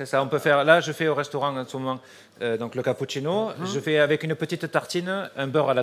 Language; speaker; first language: French; native; French